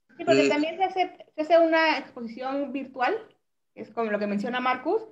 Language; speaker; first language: Spanish; native; Spanish